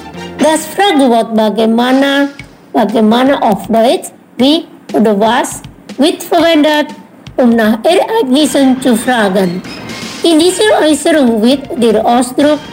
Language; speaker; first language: German; non-native, learner; Indonesian